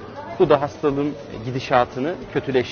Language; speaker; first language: Turkish; native; Turkish